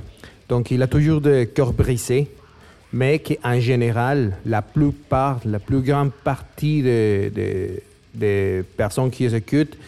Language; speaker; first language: French; non-native, fluent; Spanish